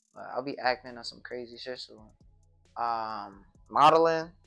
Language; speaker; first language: English; native; English